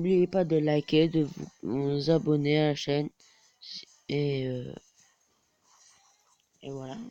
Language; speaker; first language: French; native; French